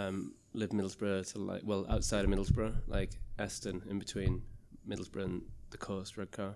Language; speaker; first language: English; native; English